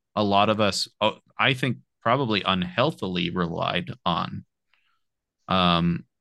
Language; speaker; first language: English; native; English